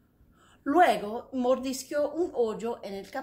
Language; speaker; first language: Spanish; non-native, fluent; English